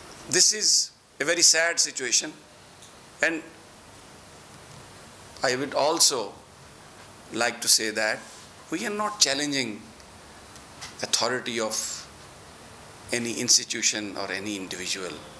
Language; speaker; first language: English; non-native, local second language; Urdu